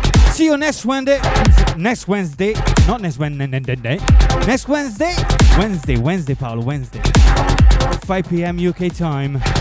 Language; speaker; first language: English; non-native, fluent; Italian